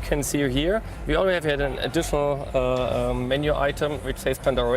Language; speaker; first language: English; non-native, fluent; German